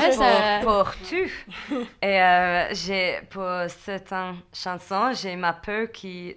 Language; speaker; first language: French; non-native, learner; English